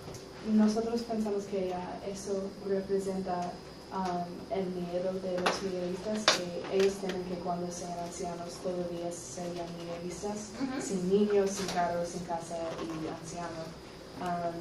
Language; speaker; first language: Spanish; non-native, learner; English